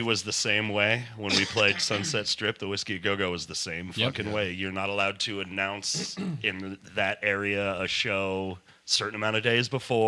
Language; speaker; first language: English; native; English